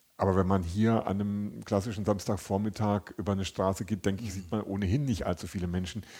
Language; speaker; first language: German; native; German